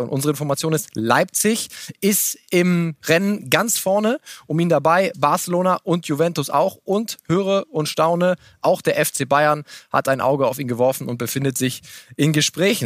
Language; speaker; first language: German; native; German